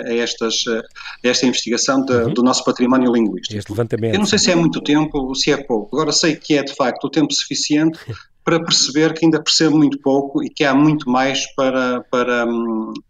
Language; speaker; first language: Portuguese; native; Portuguese